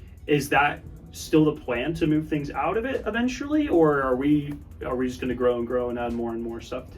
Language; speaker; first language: English; native; English